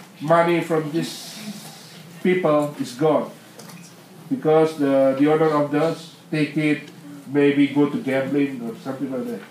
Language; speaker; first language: English; non-native, learner; Indonesian